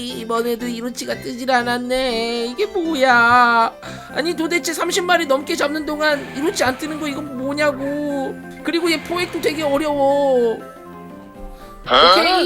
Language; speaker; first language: Korean; native; Korean